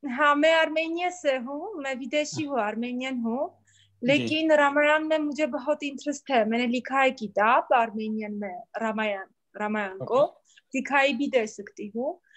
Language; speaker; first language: Hindi; non-native, learner; Armenian